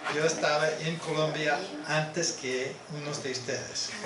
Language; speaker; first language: Spanish; non-native, learner; English